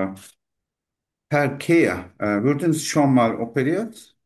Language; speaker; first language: German; non-native, learner; Turkish